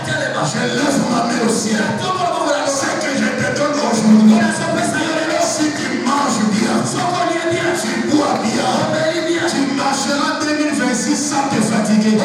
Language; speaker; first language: French; non-native, local second language; Lingala